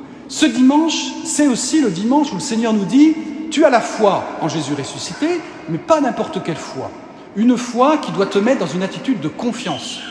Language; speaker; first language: French; native; French